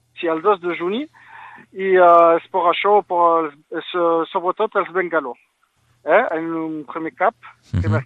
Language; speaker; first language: Catalan; non-native, local second language; French